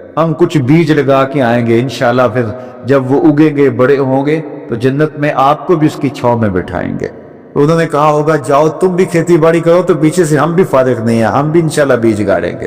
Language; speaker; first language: Urdu; non-native, local second language; Punjabi